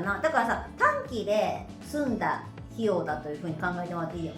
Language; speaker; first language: Japanese; native; Japanese